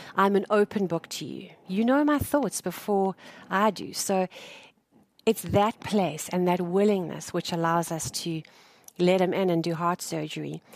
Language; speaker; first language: English; native; English